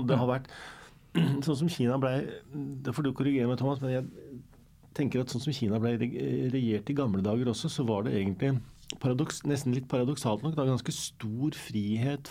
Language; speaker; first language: Norwegian; native; Norwegian